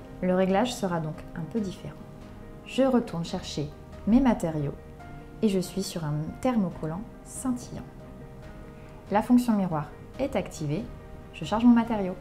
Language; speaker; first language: French; native; French